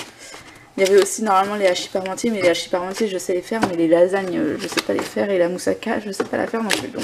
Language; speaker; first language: French; native; French